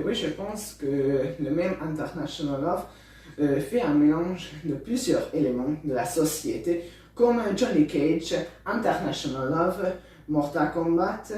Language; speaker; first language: French; non-native, learner; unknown